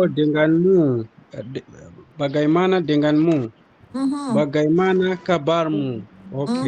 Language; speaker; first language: Indonesian; non-native, learner; Nyanja